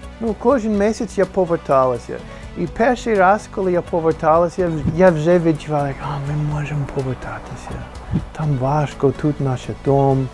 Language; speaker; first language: Ukrainian; non-native, learner; English